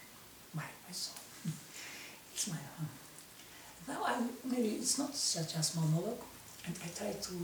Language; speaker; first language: English; non-native, learner; Russian